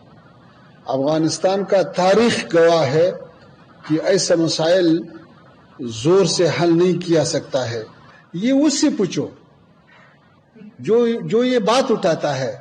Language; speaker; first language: Hindi; non-native, fluent; Pashto